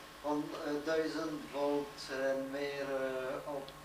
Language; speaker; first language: Dutch; non-native, learner; French